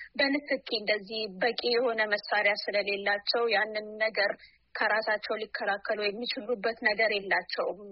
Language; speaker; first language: Amharic; non-native, local second language; Oromo